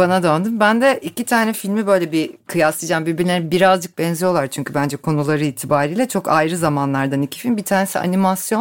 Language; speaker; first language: Turkish; native; Turkish